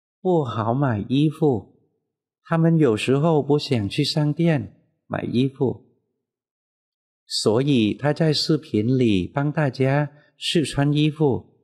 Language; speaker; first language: Chinese; non-native, fluent; Vietnamese